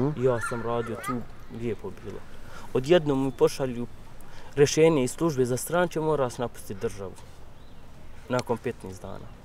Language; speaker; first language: Croatian; non-native, learner; Kurdish